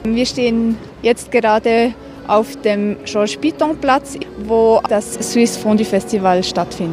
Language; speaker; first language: German; native; German